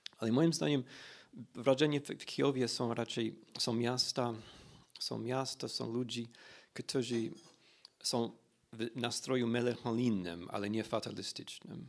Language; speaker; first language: Polish; non-native, fluent; English